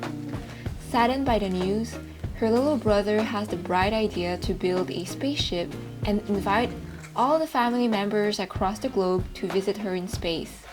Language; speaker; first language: English; non-native, local second language; French